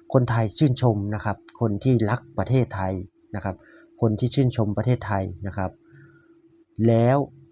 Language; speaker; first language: Thai; native; Thai